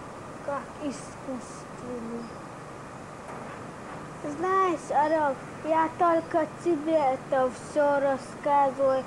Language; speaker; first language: Russian; non-native, local second language; Chechen